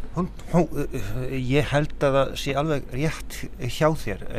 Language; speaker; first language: Icelandic; non-native, fluent; Polish